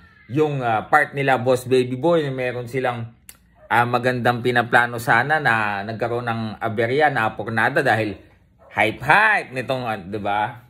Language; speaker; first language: Filipino; native; Filipino